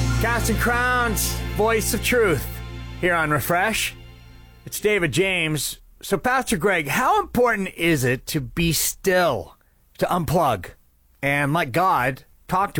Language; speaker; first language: English; native; English